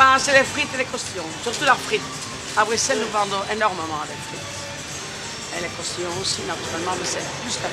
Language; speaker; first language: French; native; French